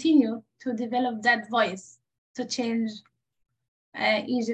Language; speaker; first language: English; non-native, fluent; Arabic